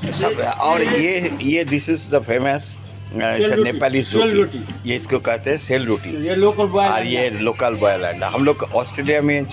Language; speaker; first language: Hindi; non-native, local second language; Bangla